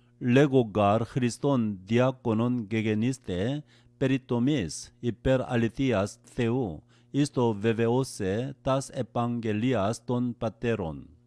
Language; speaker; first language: Greek; non-native, learner; Korean